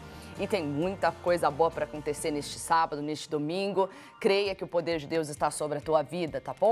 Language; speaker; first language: Portuguese; native; Portuguese